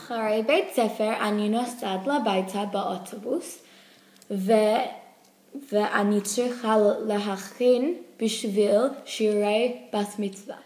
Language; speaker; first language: Hebrew; non-native, learner; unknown